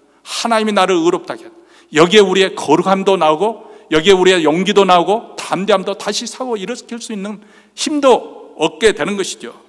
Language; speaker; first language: Korean; native; Korean